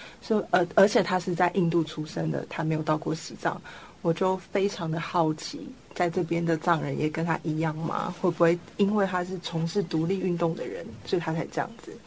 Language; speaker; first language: Chinese; native; Chinese